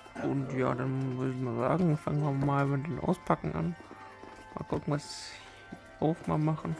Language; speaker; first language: German; native; German